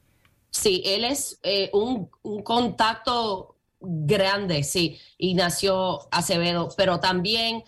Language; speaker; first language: Spanish; early bilingual, heritage; Spanish